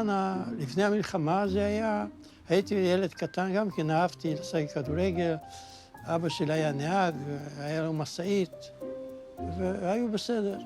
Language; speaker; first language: Hebrew; non-native, fluent; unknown